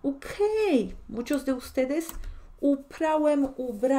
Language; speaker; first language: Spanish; non-native, fluent; Polish